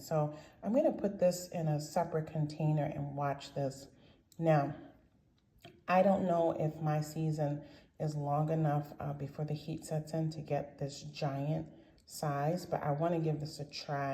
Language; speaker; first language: English; native; English